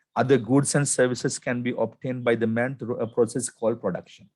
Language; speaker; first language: English; non-native, local second language; Sinhala